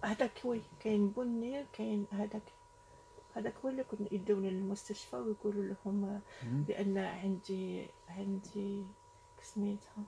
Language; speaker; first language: Arabic; native; Arabic